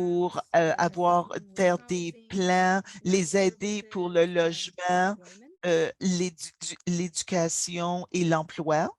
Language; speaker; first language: French; non-native, fluent; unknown